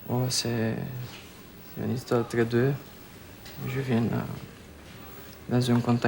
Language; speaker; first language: French; non-native, learner; Romanian